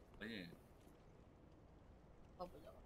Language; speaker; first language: Spanish; native; Spanish